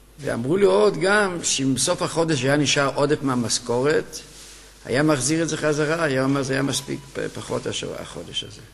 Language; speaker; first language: Hebrew; native; Hebrew